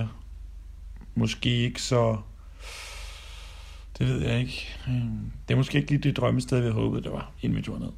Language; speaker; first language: Danish; native; Danish